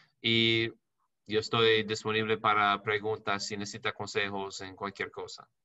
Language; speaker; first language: Spanish; non-native, learner; English